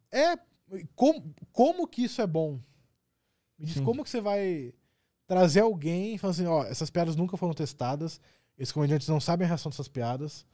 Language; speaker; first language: Portuguese; native; Portuguese